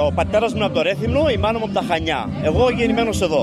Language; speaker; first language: Greek; early bilingual, heritage; Greek